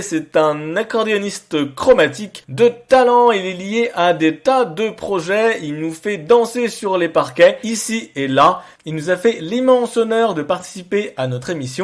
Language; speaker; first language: French; native; French